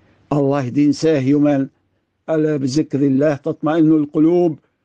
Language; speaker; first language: English; non-native, fluent; Arabic